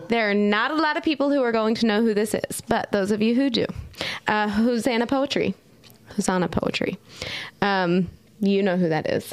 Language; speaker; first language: English; native; English